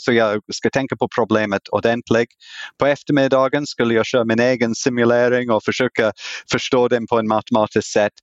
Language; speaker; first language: Swedish; non-native, fluent; English